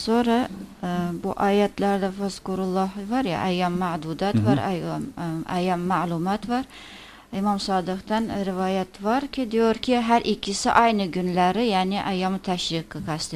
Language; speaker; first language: Turkish; non-native, fluent; Azerbaijani